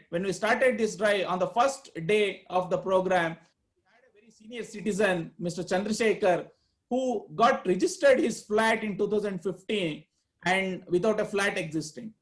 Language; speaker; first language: English; non-native, local second language; Kannada